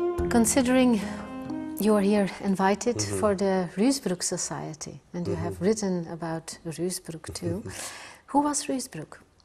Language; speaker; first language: English; non-native, fluent; Dutch